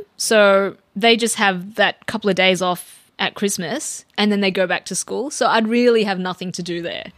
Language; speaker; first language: English; early bilingual, other home language; Filipino